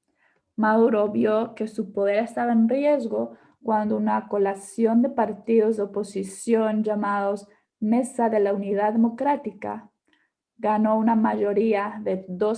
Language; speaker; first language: Spanish; non-native, learner; English